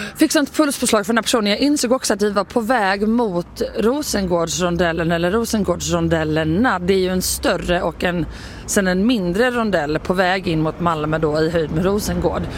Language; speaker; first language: Swedish; native; Swedish